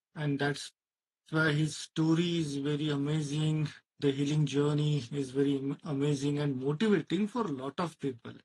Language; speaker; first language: English; non-native, local second language; Marathi